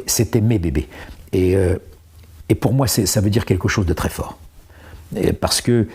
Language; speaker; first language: French; native; French